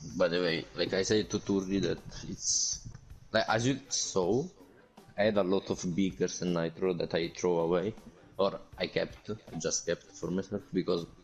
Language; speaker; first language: English; non-native, fluent; Italian